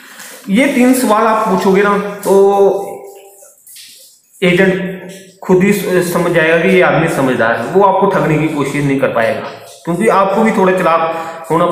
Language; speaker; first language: Hindi; native; Hindi